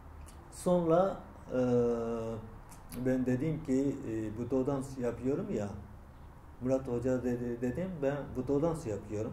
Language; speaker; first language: Turkish; non-native, learner; Japanese